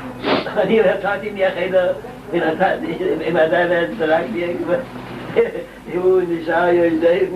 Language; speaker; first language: Hebrew; non-native, local second language; Yiddish